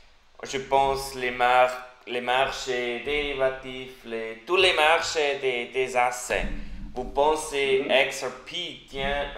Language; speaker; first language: French; non-native, learner; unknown